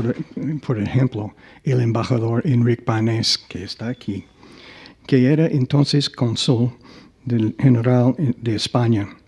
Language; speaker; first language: Spanish; non-native, fluent; English